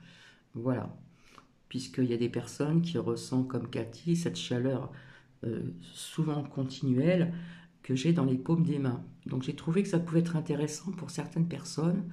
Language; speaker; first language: French; native; French